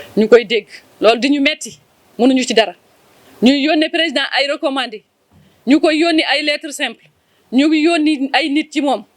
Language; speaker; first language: Wolof; non-native, local second language; Fula